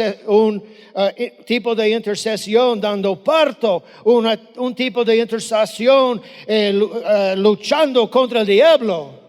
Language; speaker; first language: Spanish; non-native, fluent; English